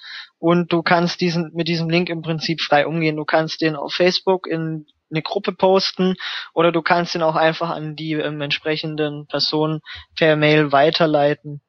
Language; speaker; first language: German; native; German